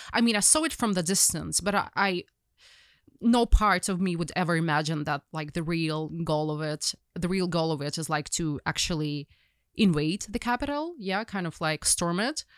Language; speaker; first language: English; non-native, fluent; Ukrainian